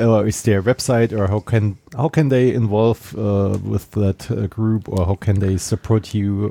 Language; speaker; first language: English; non-native, fluent; German